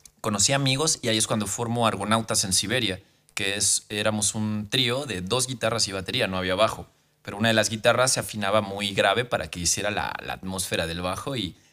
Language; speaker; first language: Spanish; native; Spanish